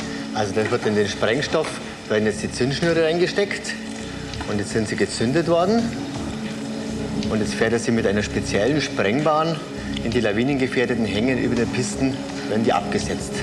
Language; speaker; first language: German; native; German